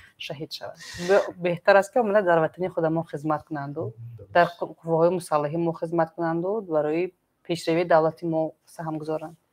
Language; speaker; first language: Tajik; native; Tajik